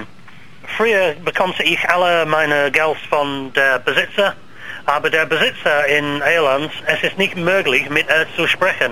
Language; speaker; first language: German; non-native, learner; English